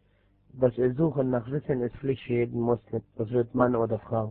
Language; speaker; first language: German; non-native, fluent; Arabic